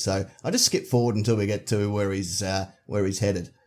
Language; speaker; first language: English; native; English